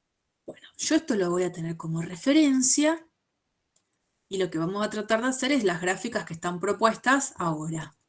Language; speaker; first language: Spanish; native; Spanish